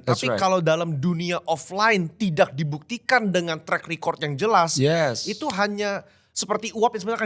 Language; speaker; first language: Indonesian; native; Indonesian